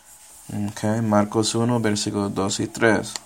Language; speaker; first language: Spanish; non-native, fluent; English